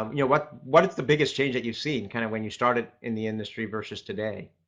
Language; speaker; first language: English; native; English